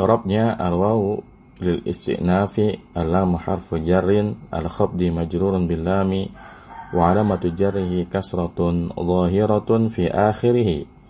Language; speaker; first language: Arabic; non-native, fluent; Indonesian